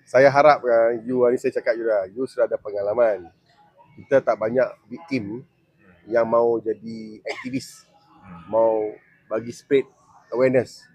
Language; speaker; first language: Malay; native; Malay